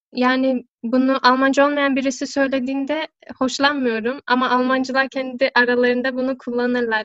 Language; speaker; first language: Turkish; early bilingual, other home language; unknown